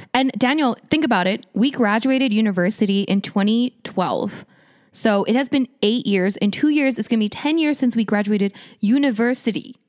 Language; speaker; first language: English; early bilingual, other home language; Korean